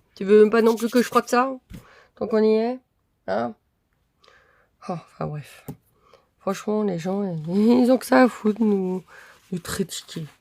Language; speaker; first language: French; native; French